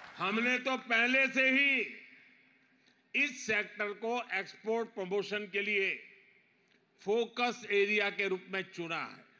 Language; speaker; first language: Hindi; non-native, local second language; Gujarati